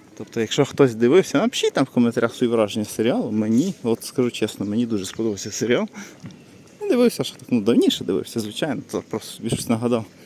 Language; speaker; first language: Ukrainian; native; Ukrainian